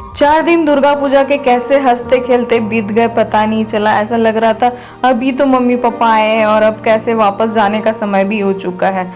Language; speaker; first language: Hindi; non-native, local second language; Bangla